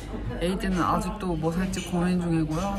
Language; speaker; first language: Korean; native; Korean